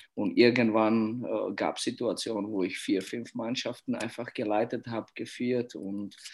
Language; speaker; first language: German; non-native, fluent; Czech